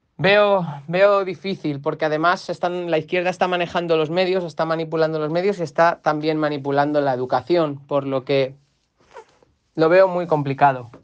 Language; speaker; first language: Spanish; native; Spanish